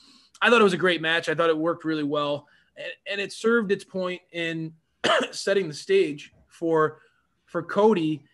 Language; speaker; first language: English; native; English